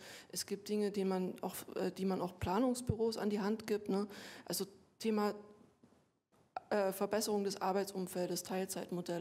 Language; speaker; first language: German; native; German